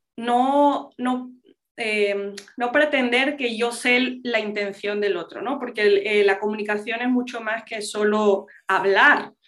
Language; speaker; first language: Spanish; non-native, local second language; English